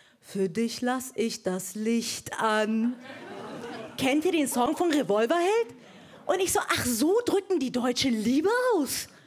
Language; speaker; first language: German; early bilingual, other home language; Persian